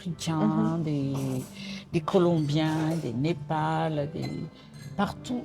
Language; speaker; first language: French; non-native, local second language; Malagasy